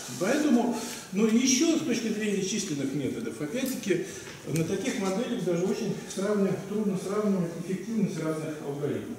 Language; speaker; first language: Russian; native; Russian